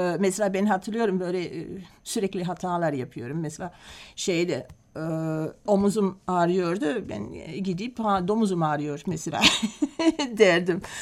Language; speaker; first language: Turkish; non-native, fluent; Dutch